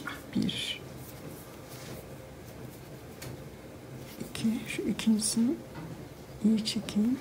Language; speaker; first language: Turkish; native; Turkish